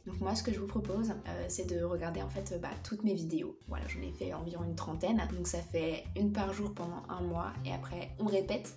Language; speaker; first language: French; native; French